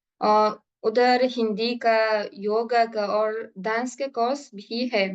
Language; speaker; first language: Hindi; non-native, learner; Uzbek